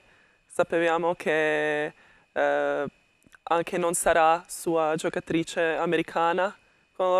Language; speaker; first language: Italian; non-native, learner; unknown